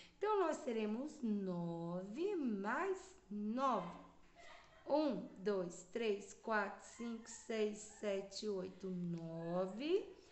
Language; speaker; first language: Portuguese; native; Portuguese